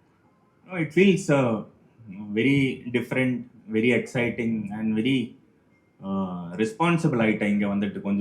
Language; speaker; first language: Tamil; non-native, local second language; Malayalam